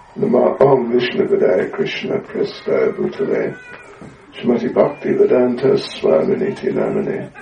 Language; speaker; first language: Russian; non-native, learner; English